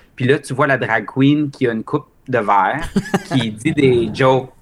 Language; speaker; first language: French; native; French